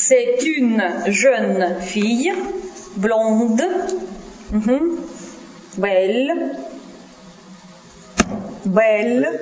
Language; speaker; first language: French; non-native, fluent; Russian